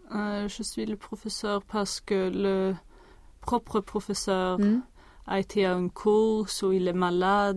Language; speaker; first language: French; non-native, learner; Swedish